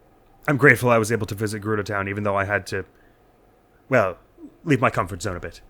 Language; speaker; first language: English; native; English